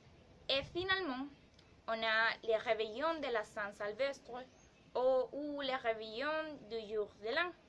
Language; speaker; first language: French; non-native, learner; Spanish